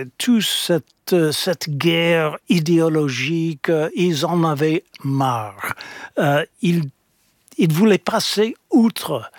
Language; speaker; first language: French; non-native, fluent; English